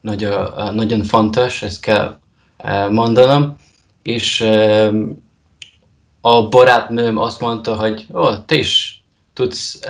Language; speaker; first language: Hungarian; non-native, learner; Polish